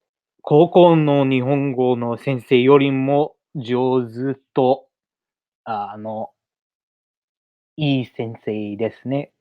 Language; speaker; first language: Japanese; non-native, learner; English